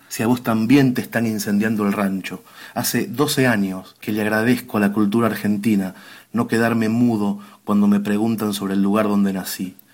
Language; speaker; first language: Spanish; native; Spanish